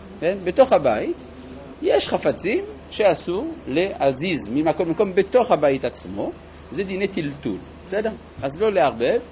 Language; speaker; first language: Hebrew; non-native, fluent; French